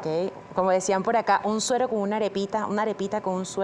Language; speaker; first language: Spanish; native; Spanish